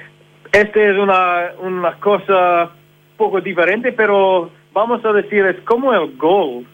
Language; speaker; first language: Spanish; non-native, fluent; English